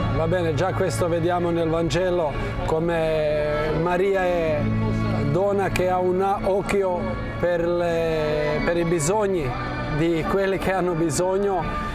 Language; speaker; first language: Italian; non-native, fluent; Croatian